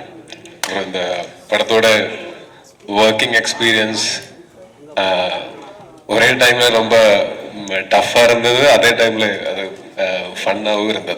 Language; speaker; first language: Tamil; non-native, learner; Malayalam